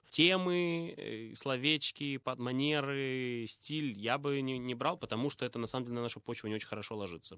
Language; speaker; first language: Russian; native; Russian